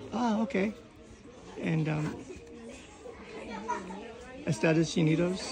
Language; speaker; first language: Spanish; non-native, learner; English